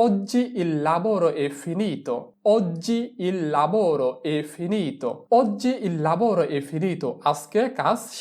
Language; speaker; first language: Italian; non-native, fluent; Bangla